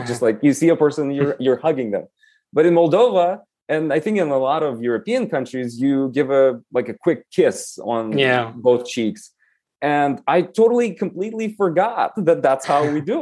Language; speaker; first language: English; non-native, fluent; Romanian